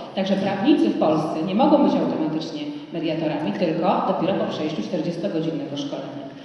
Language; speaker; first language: Polish; native; Polish